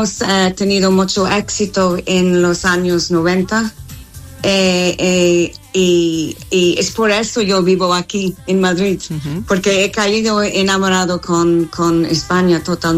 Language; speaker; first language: Spanish; non-native, fluent; English